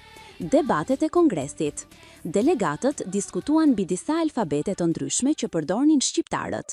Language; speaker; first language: Albanian; native; Albanian